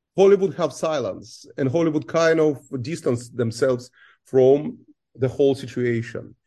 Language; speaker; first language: English; non-native, fluent; Russian